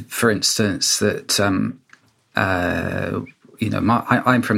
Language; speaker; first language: English; native; English